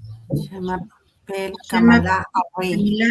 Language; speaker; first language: French; non-native, learner; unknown